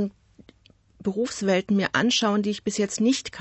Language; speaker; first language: German; native; German